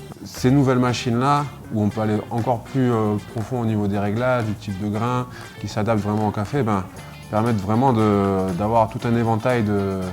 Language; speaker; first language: French; early bilingual, other home language; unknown